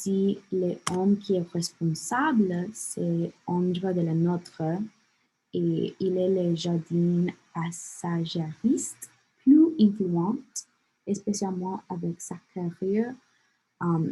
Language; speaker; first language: French; non-native, learner; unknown